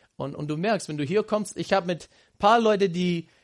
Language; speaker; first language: German; non-native, fluent; English